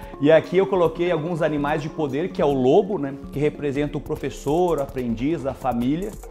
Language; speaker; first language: Portuguese; native; Portuguese